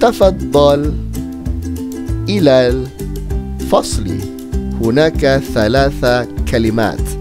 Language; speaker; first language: Arabic; non-native, fluent; Malay